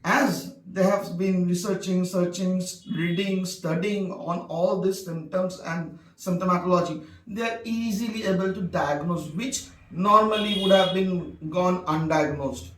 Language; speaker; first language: English; non-native, local second language; Bangla